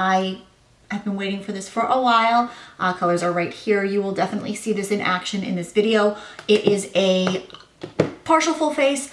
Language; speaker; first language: English; native; English